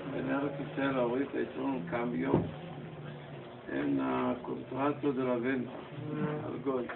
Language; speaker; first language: Spanish; non-native, fluent; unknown